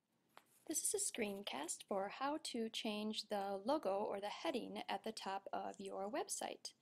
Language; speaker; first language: English; native; English